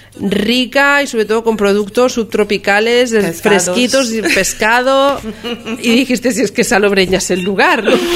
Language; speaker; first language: Spanish; native; Spanish